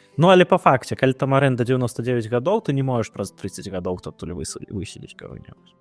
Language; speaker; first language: Belarusian; non-native, local second language; Russian